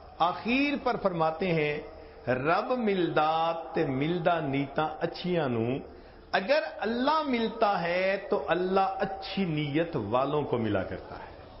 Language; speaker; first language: Urdu; non-native, local second language; Punjabi